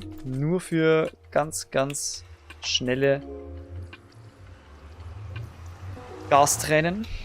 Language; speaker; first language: German; native; German